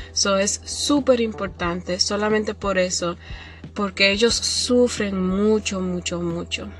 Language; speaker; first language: Spanish; early bilingual, heritage; Spanish